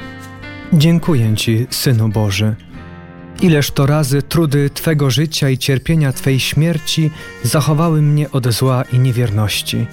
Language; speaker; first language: Polish; native; Polish